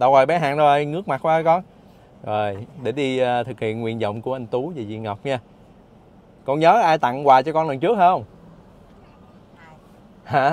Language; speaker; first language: Vietnamese; native; Vietnamese